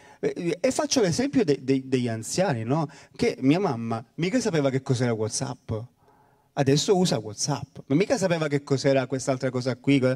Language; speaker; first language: Italian; native; Italian